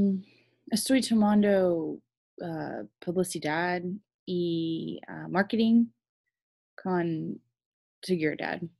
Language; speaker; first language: Spanish; non-native, learner; English